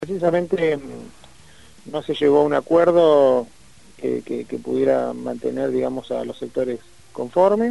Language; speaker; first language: Spanish; native; Spanish